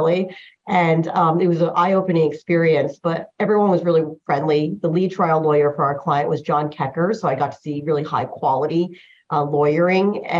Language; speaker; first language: English; early bilingual, other home language; Chinese